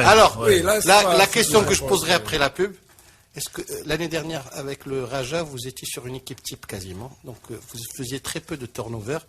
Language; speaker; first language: French; non-native, local second language; Arabic